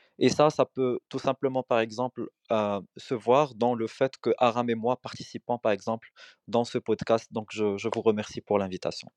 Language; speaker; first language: French; non-native, local second language; Arabic